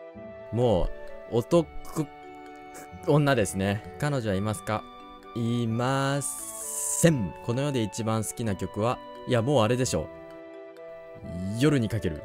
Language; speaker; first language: Japanese; native; Japanese